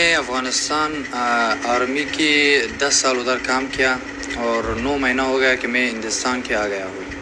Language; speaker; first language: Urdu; non-native, learner; Persian